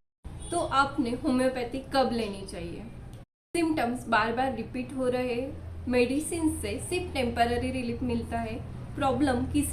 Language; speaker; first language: Hindi; non-native, local second language; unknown